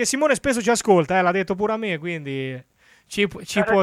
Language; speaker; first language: Italian; native; Italian